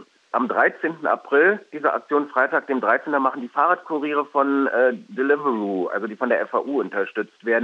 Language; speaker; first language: German; native; German